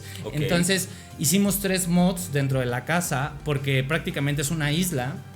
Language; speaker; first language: Spanish; native; Spanish